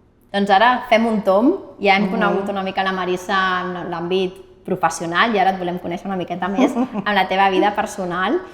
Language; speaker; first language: Catalan; native; Catalan